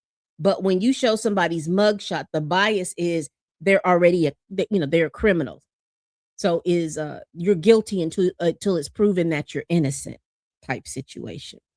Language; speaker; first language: English; native; English